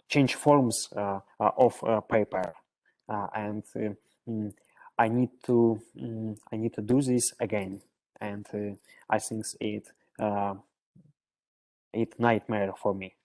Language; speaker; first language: English; non-native, learner; Russian